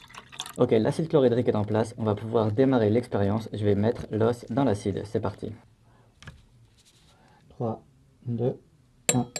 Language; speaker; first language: French; native; French